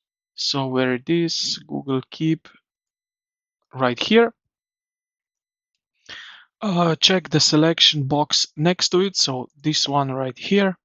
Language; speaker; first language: English; non-native, fluent; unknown